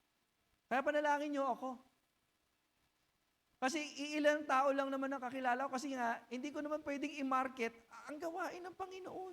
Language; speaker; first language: Filipino; native; Filipino